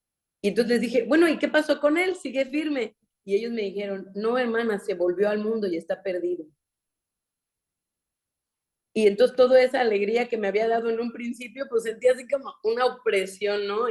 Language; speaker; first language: Spanish; native; Spanish